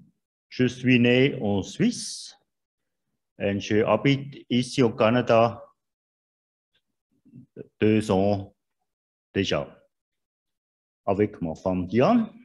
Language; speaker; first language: French; non-native, learner; Swiss German